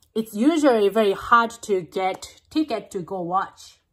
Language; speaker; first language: English; non-native, fluent; Japanese